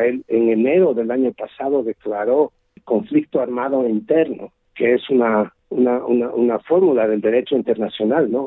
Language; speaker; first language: Spanish; native; Spanish